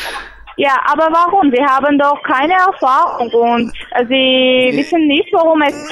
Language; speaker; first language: German; non-native, learner; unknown